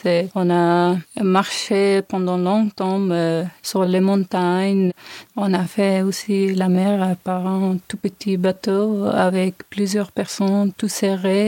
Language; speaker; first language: French; non-native, learner; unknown